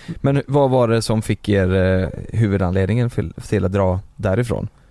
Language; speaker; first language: Swedish; native; Swedish